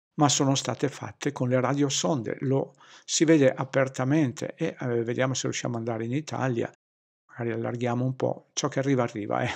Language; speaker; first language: Italian; native; Italian